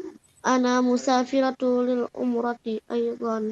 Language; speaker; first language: Arabic; non-native, learner; Indonesian